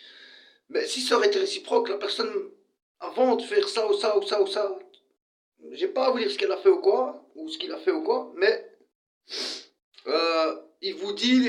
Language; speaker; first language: French; early bilingual, other home language; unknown